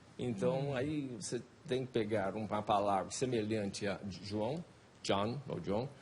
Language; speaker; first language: Portuguese; non-native, fluent; Chinese